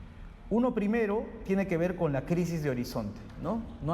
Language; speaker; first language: Spanish; native; Spanish